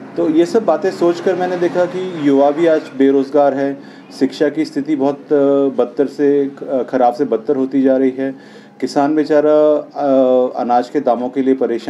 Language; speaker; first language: Hindi; native; Hindi